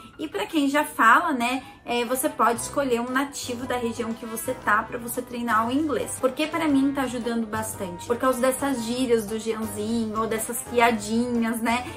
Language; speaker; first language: Portuguese; native; Portuguese